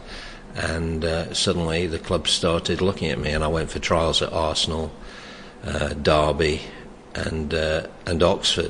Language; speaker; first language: English; native; English